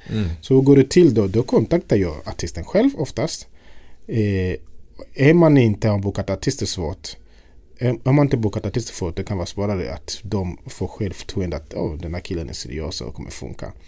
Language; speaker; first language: Swedish; non-native, fluent; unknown